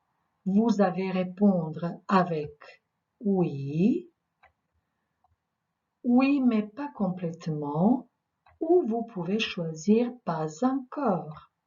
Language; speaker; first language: French; non-native, fluent; Croatian